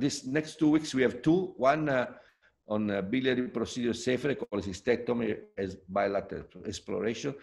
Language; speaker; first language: English; non-native, fluent; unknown